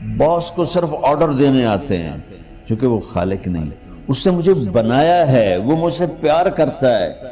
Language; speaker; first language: Urdu; non-native, local second language; Punjabi